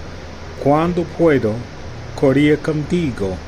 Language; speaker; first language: Spanish; non-native, learner; English